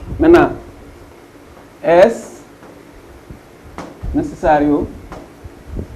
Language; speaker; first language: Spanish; non-native, fluent; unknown